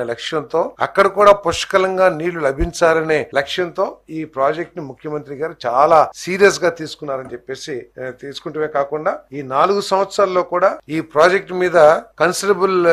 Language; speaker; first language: Telugu; native; Telugu